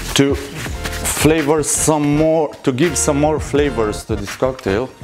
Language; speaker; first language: English; non-native, learner; Romanian